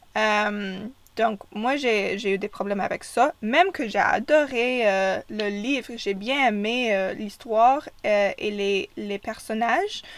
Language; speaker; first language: French; non-native, fluent; English